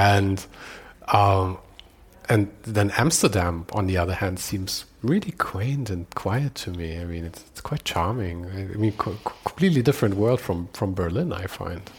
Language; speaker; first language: English; non-native, fluent; German